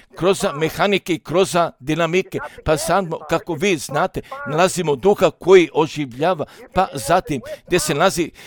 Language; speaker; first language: Croatian; early bilingual, heritage; Croatian